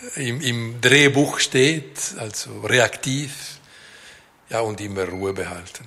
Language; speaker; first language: German; non-native, local second language; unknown